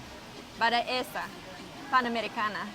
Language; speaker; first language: Spanish; non-native, fluent; English